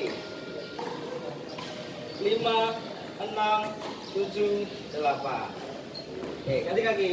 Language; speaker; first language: Indonesian; native; Indonesian